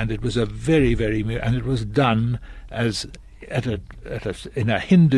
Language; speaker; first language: English; native; English